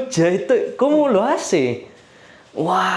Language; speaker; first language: Spanish; non-native, learner; Indonesian